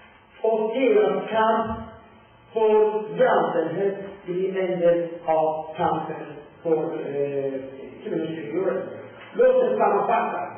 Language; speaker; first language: Swedish; non-native, fluent; Persian